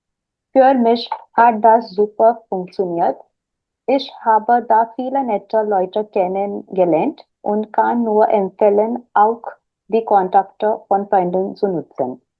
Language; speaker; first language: German; non-native, learner; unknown